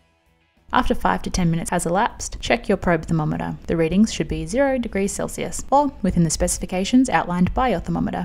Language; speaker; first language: English; native; English